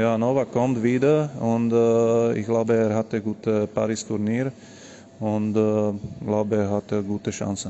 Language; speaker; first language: German; non-native, learner; Slovak